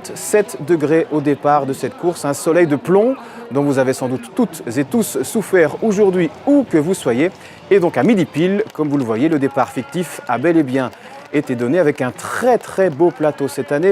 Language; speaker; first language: French; native; French